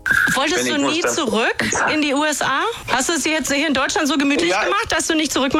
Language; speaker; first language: German; native; German